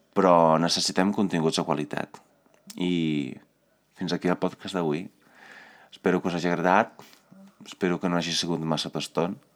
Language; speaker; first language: Catalan; non-native, fluent; Italian